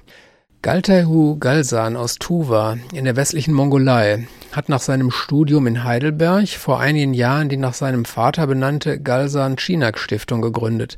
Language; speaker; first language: German; native; German